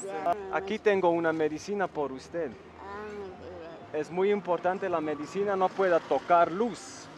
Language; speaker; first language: Spanish; non-native, learner; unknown